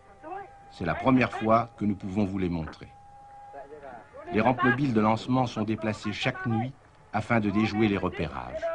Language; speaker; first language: French; native; French